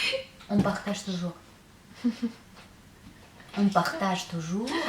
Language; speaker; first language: French; non-native, fluent; Russian